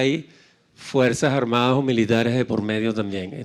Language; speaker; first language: Spanish; native; Spanish